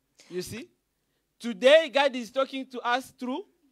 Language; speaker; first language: English; non-native, fluent; Lingala